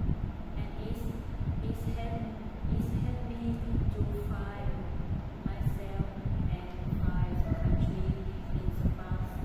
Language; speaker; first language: English; non-native, learner; Vietnamese